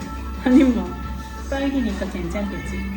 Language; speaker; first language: Korean; non-native, fluent; Japanese